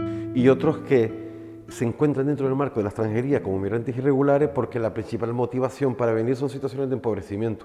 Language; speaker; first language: Spanish; native; Spanish